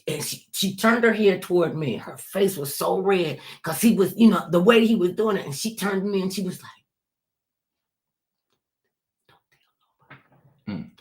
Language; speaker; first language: English; native; English